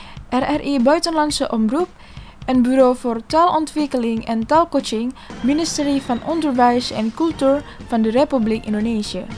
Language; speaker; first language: Dutch; non-native, learner; Indonesian